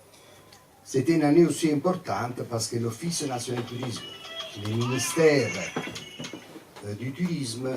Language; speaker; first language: French; non-native, fluent; Italian